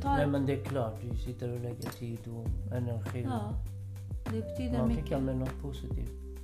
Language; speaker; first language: Swedish; non-native, fluent; Kurdish